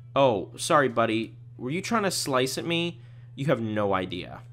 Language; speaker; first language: English; native; English